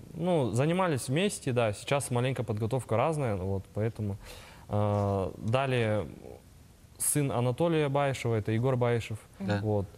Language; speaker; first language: Russian; native; Russian